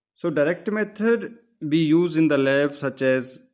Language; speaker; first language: English; non-native, local second language; Punjabi